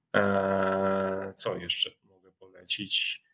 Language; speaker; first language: Polish; native; Polish